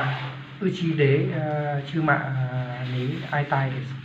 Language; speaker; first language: Japanese; non-native, learner; Vietnamese